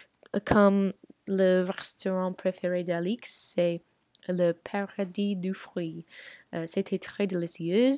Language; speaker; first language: French; non-native, learner; English